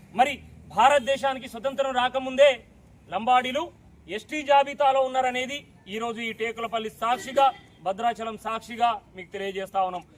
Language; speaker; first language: Telugu; non-native, local second language; Lambadi